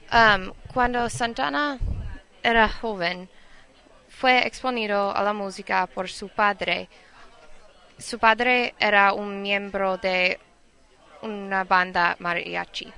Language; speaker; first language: Spanish; non-native, learner; English